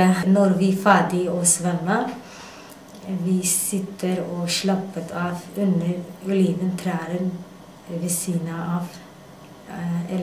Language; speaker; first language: Norwegian; non-native, learner; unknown